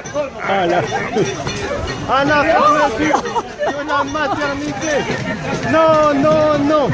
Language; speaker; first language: French; native; French